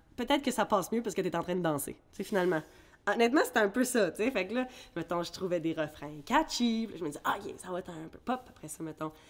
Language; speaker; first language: French; early bilingual, other home language; English